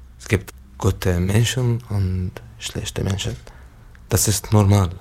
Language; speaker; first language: German; non-native, learner; Arabic